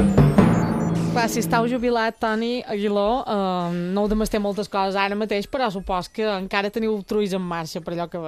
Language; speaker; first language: Catalan; native; Catalan